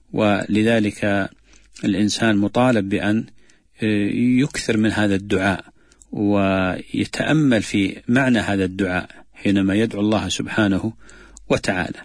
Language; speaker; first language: Arabic; native; Arabic